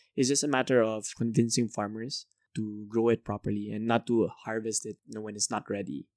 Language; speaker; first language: English; non-native, local second language; Filipino